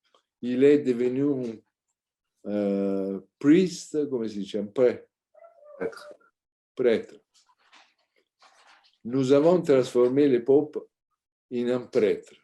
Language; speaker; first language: French; non-native, learner; Italian